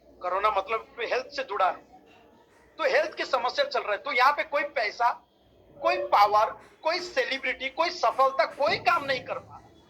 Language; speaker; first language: Hindi; non-native, local second language; Odia